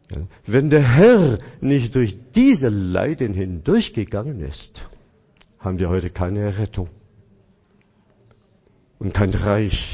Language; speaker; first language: German; non-native, fluent; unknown